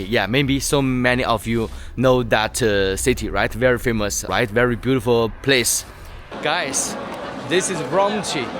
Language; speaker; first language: English; non-native, learner; Chinese